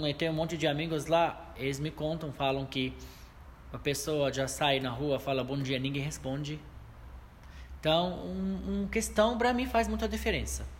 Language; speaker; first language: Portuguese; non-native, fluent; Arabic